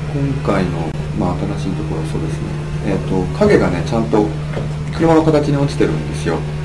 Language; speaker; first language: Japanese; native; Japanese